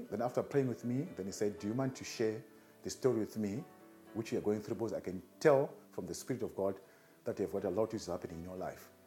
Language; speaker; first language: English; non-native, local second language; Shona